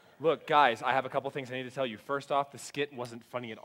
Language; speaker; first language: English; native; English